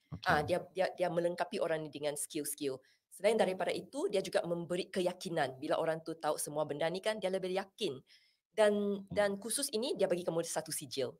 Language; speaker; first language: Malay; non-native, local second language; Chinese